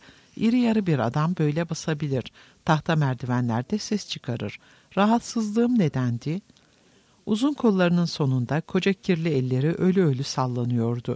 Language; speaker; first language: Turkish; native; Turkish